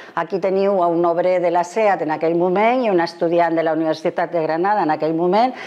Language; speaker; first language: Catalan; non-native, fluent; Spanish